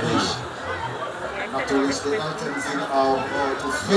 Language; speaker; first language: German; non-native, learner; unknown